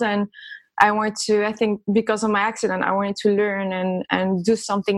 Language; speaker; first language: English; early bilingual, other home language; French